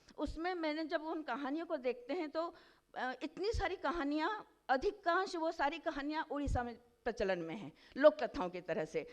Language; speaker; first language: Hindi; non-native, local second language; Odia